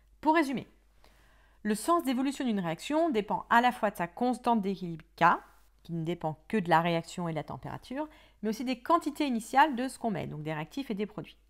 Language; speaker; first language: French; native; French